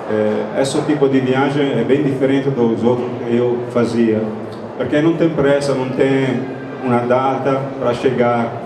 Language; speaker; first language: Portuguese; non-native, fluent; Italian